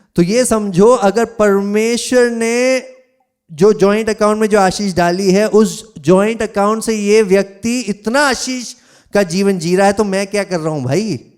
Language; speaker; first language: Hindi; non-native, local second language; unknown